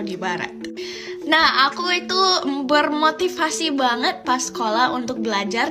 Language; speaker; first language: Indonesian; non-native, fluent; English